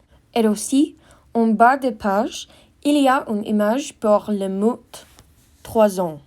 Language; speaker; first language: French; non-native, learner; English